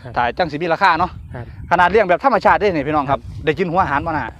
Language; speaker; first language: Thai; non-native, local second language; Khmer